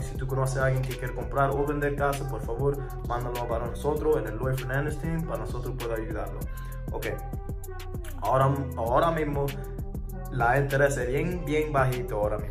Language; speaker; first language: Spanish; early bilingual, heritage; English